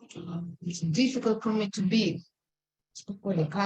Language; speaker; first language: English; non-native, learner; Russian